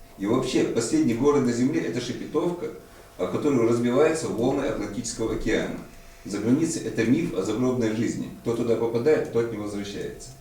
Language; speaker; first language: Russian; non-native, local second language; Chechen